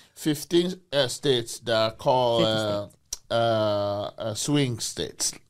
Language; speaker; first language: English; non-native, local second language; Bini